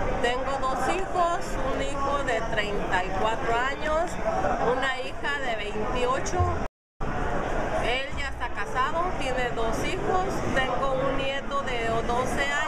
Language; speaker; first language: Spanish; non-native, local second language; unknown